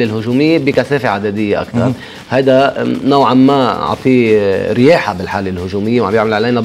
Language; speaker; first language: Arabic; native; Arabic